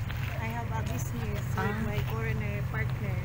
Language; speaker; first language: English; non-native, learner; Cebuano